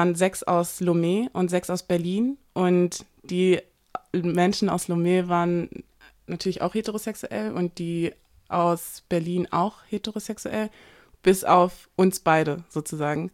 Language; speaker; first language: German; native; German